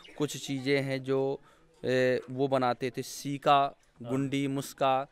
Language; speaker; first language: Hindi; native; Hindi